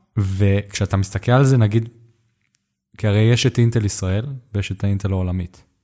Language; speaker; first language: Hebrew; native; Hebrew